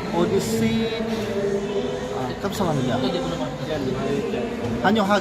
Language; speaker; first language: Korean; non-native, learner; Filipino